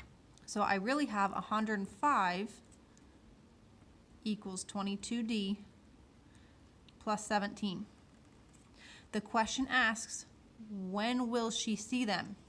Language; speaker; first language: English; native; English